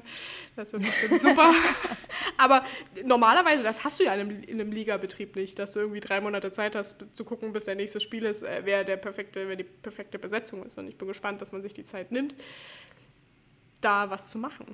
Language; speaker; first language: German; native; German